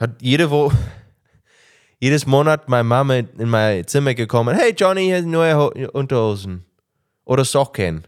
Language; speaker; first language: German; non-native, learner; English